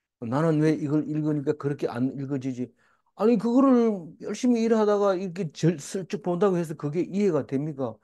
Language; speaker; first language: Korean; native; Korean